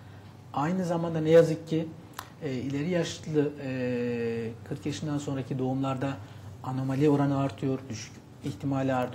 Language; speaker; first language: Turkish; native; Turkish